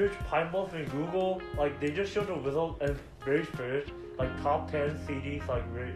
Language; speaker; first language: English; non-native, learner; Korean